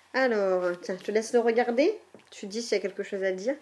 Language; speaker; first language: French; native; French